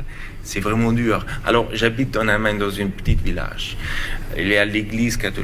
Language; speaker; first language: French; non-native, learner; German